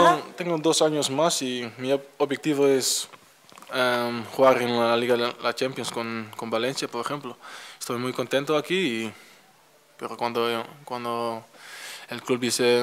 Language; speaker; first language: Spanish; non-native, fluent; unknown